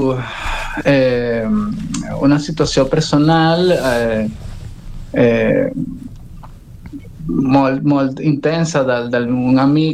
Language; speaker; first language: Catalan; non-native, learner; Spanish